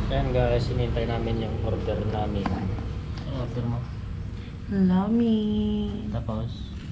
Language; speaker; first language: Filipino; non-native, local second language; Iloko